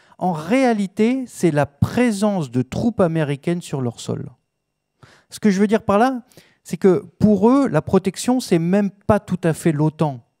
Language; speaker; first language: French; native; French